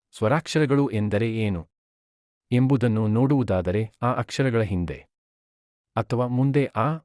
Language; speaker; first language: Kannada; native; Kannada